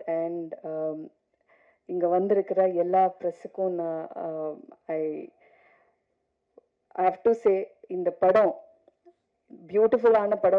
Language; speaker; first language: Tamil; non-native, fluent; Malayalam